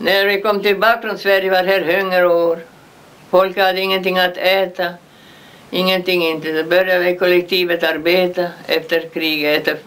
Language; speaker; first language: Swedish; early bilingual, heritage; Swedish